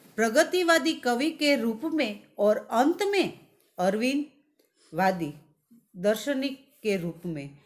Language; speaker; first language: Hindi; non-native, local second language; Gujarati